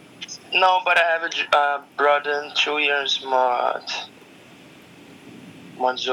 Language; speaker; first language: English; non-native, learner; Portuguese